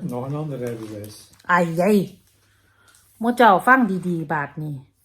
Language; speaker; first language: Dutch; non-native, learner; Thai